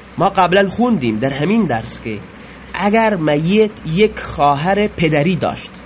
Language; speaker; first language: Persian; native; Persian